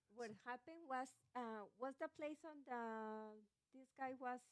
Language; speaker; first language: English; non-native, learner; Spanish